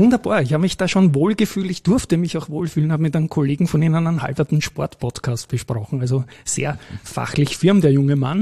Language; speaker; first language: German; native; German